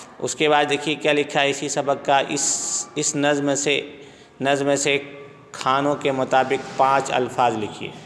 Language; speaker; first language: Urdu; native; Urdu